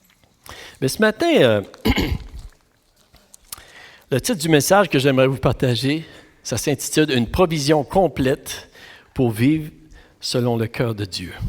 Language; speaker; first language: French; native; French